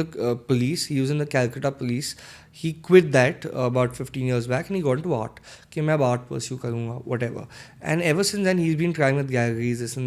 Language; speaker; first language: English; non-native, local second language; Hindi